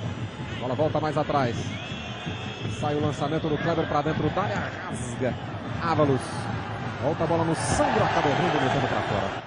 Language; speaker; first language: Portuguese; native; Portuguese